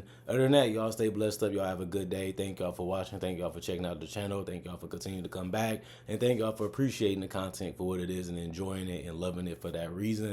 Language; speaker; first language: English; native; English